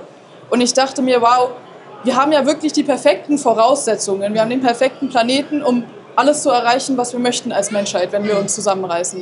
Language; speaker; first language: German; native; German